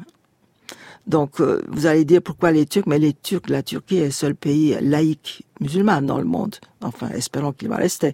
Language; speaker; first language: French; non-native, fluent; Turkish